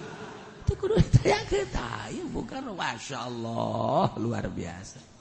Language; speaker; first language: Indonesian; non-native, local second language; Sundanese